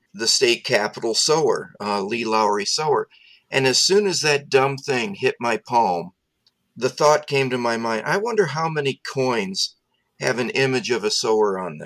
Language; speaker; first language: English; native; English